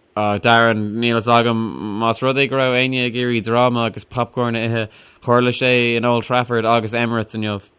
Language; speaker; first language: Irish; non-native, local second language; English